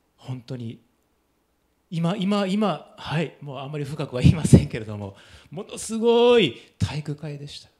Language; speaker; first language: Japanese; native; Japanese